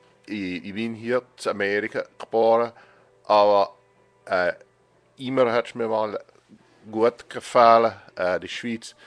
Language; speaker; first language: German; non-native, fluent; English